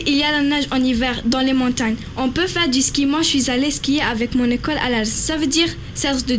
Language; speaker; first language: French; early bilingual, other home language; Arabic